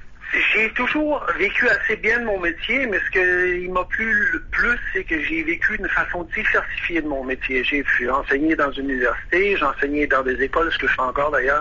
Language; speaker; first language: French; native; French